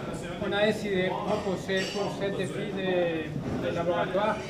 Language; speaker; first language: French; non-native, fluent; Spanish